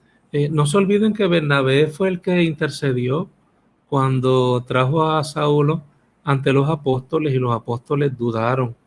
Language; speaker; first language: Spanish; native; Spanish